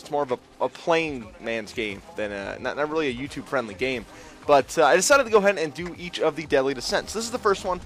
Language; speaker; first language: English; native; English